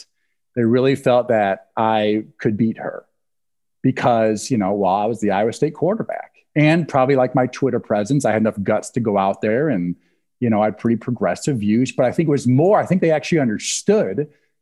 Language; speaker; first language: English; native; English